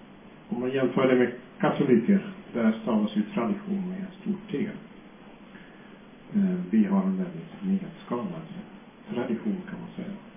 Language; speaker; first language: Swedish; non-native, fluent; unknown